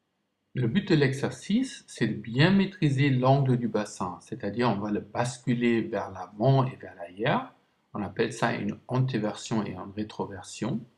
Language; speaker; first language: French; non-native, fluent; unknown